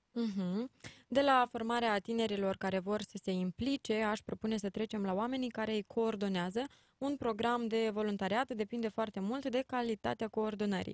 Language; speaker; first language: Romanian; native; Romanian